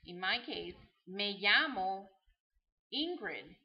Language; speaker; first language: Spanish; non-native, fluent; English